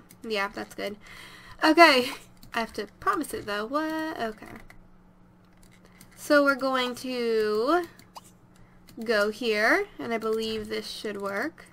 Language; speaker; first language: English; native; English